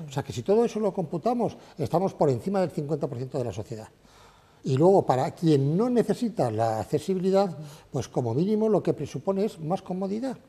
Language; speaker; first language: Spanish; native; Spanish